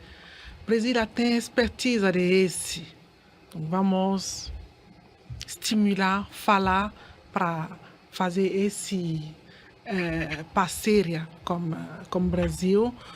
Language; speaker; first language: Portuguese; non-native, learner; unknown